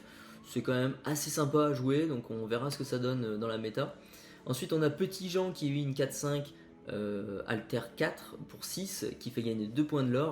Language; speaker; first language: French; native; French